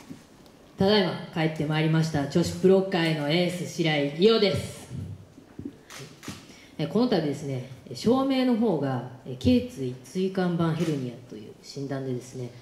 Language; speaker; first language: Japanese; native; Japanese